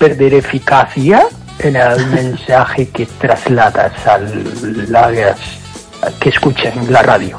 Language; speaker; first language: Spanish; non-native, fluent; English